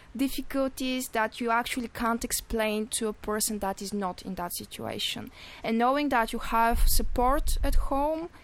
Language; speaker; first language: English; non-native, fluent; Bulgarian